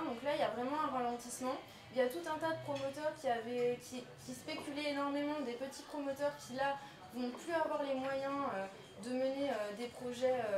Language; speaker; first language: French; native; French